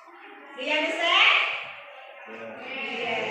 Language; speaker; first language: English; non-native, learner; Indonesian